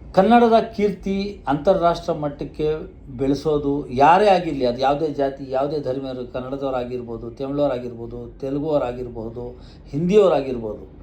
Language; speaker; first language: Kannada; native; Kannada